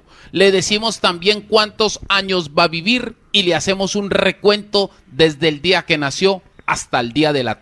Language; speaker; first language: Spanish; native; Spanish